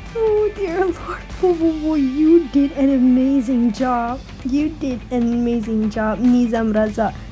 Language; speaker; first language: English; non-native, local second language; Malay